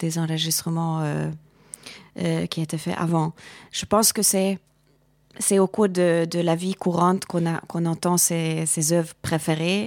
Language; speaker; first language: French; non-native, fluent; Hungarian